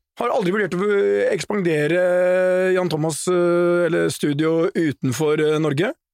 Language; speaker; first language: Norwegian; native; Norwegian